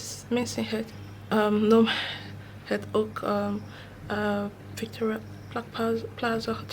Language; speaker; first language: Dutch; non-native, learner; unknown